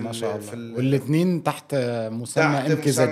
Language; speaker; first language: Arabic; native; Arabic